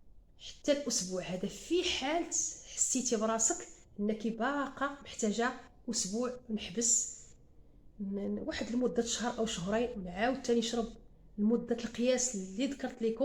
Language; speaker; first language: Arabic; native; Arabic